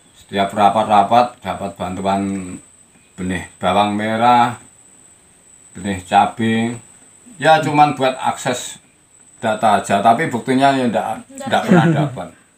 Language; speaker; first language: Indonesian; non-native, local second language; Javanese